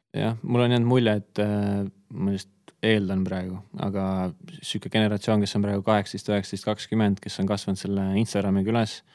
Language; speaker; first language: Estonian; native; Estonian